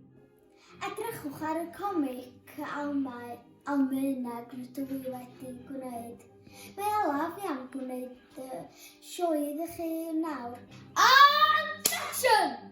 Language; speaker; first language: Welsh; non-native, local second language; English